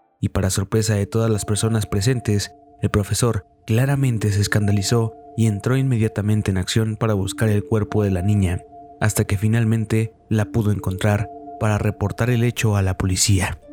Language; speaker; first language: Spanish; native; Spanish